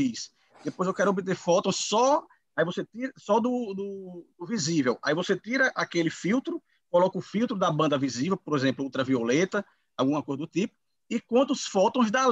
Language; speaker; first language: Portuguese; native; Portuguese